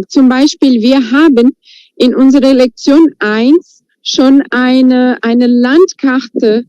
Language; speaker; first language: German; non-native, fluent; Portuguese